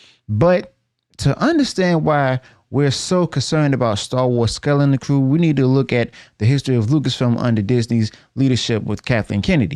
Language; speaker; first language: English; native; English